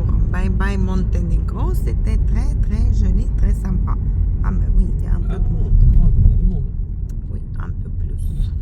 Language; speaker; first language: French; non-native, fluent; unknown